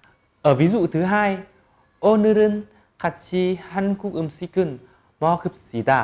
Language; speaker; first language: Korean; non-native, learner; Vietnamese